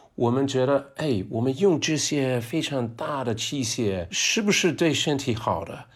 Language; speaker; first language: Chinese; non-native, fluent; English